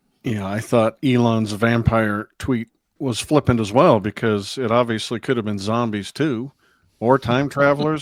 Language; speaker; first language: English; native; English